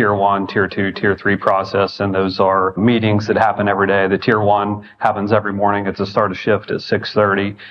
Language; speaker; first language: English; native; English